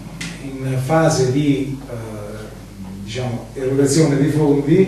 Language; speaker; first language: Italian; native; Italian